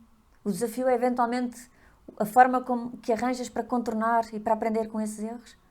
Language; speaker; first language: Portuguese; native; Portuguese